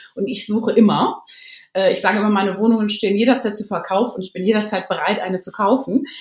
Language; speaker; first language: German; native; German